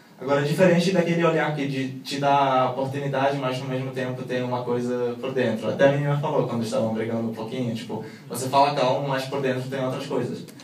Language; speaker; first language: Portuguese; non-native, fluent; Arabic